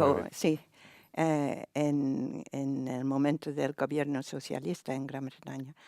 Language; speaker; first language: Spanish; non-native, fluent; English